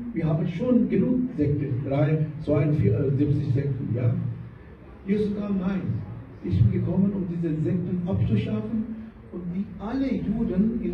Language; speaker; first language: German; non-native, fluent; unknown